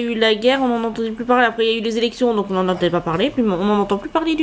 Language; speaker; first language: French; native; French